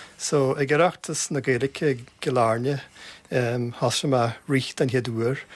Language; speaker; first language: Irish; native; Irish